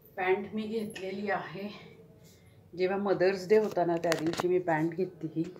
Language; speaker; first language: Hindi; non-native, local second language; Marathi